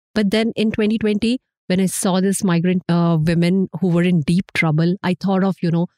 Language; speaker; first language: English; non-native, local second language; Hindi